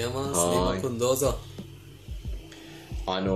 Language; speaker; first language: Japanese; non-native, fluent; Persian